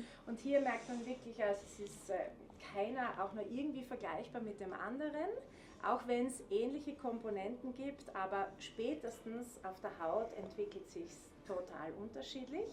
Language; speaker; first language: German; native; German